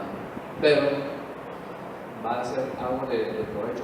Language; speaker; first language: Spanish; non-native, fluent; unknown